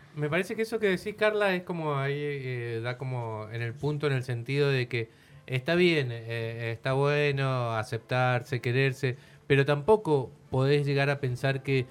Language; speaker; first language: Spanish; native; Spanish